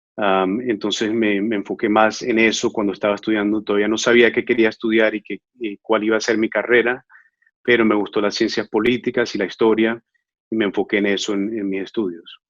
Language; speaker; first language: Spanish; native; Spanish